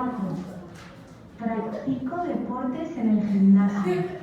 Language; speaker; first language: Spanish; non-native, learner; English